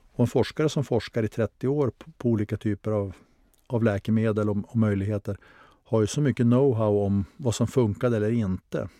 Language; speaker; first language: Swedish; native; Swedish